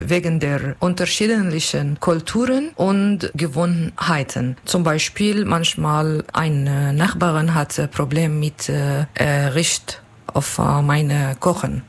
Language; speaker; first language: German; non-native, learner; Arabic